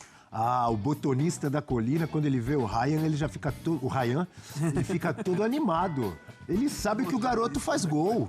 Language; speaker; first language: Portuguese; native; Portuguese